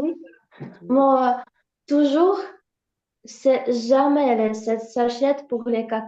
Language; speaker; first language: French; non-native, learner; Russian